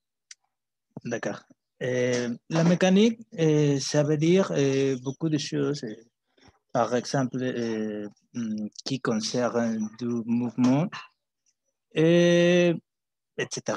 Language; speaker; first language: French; non-native, learner; Spanish